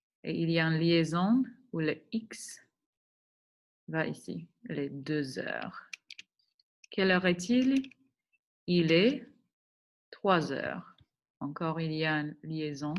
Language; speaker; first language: French; non-native, fluent; English